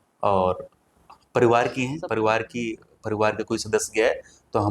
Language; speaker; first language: Hindi; native; Hindi